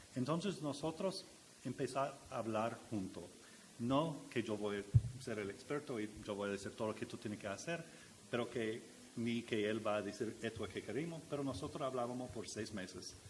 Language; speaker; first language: Spanish; non-native, learner; English